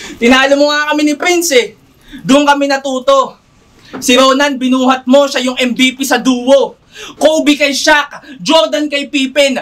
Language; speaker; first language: Filipino; native; Filipino